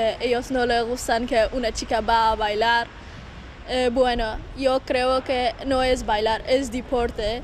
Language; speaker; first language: Spanish; non-native, learner; Persian